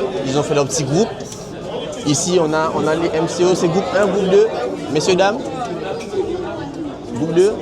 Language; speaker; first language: French; native; French